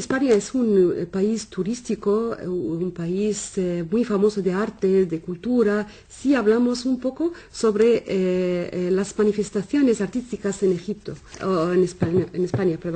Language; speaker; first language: Spanish; non-native, fluent; Arabic